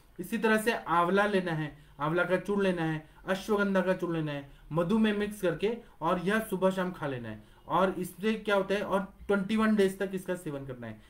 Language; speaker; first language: Hindi; non-native, local second language; Marathi